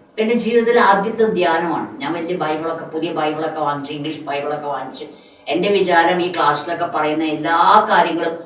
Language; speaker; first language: Malayalam; non-native, local second language; Tamil